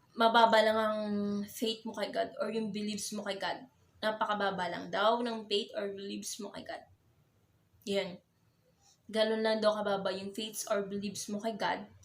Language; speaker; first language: Filipino; native; Filipino